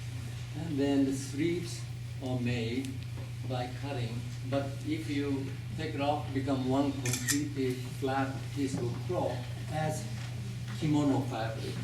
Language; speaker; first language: English; non-native, fluent; Japanese